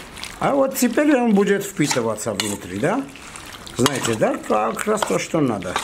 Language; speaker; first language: Russian; non-native, fluent; Armenian